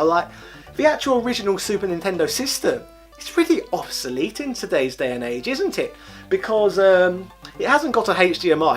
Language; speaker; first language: English; native; English